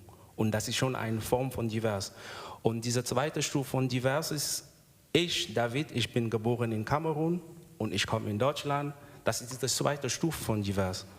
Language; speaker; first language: German; non-native, learner; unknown